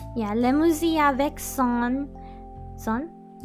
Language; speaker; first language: French; non-native, learner; Spanish